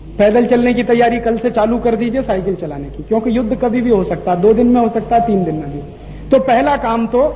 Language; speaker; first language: Hindi; native; Hindi